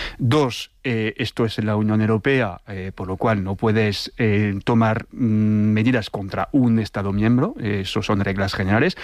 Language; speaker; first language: Spanish; non-native, fluent; French